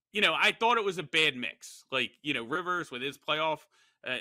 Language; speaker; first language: English; native; English